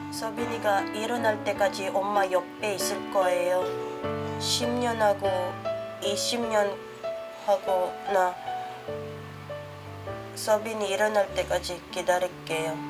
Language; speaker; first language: Korean; non-native, learner; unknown